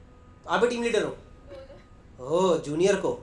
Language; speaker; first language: Hindi; native; Hindi